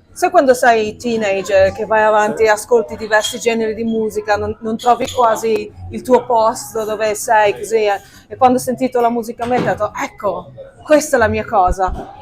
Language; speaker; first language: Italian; native; Italian